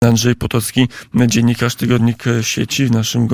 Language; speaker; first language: Polish; native; Polish